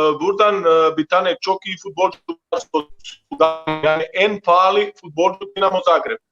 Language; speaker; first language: Turkish; non-native, learner; Croatian